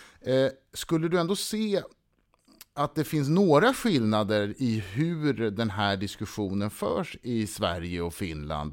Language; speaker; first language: Swedish; native; Swedish